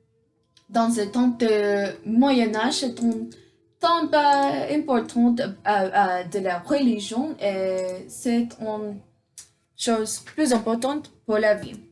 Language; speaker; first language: French; non-native, learner; English